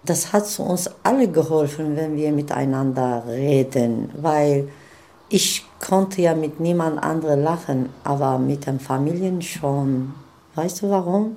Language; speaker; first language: German; non-native, learner; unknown